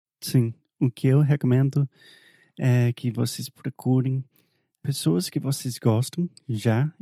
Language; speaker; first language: Portuguese; non-native, fluent; English